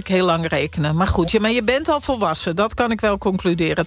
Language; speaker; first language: Dutch; native; Dutch